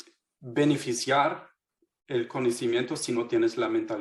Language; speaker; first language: Spanish; non-native, fluent; German